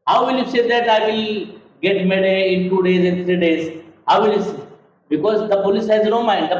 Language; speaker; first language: English; non-native, fluent; Hindi